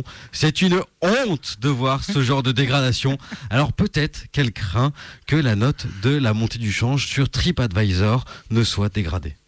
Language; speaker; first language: French; native; French